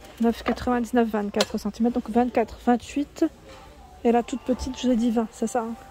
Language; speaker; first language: French; native; French